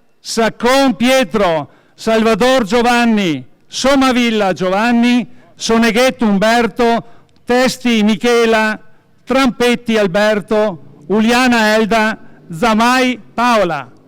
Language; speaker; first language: Italian; native; Italian